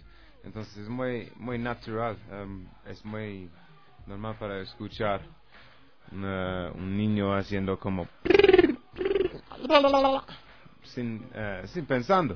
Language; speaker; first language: Spanish; non-native, learner; English